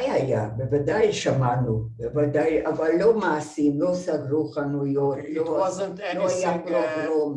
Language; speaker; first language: Hebrew; non-native, fluent; Hungarian